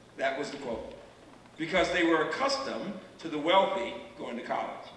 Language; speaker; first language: English; native; English